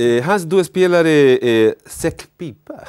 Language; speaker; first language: Swedish; non-native, learner; Spanish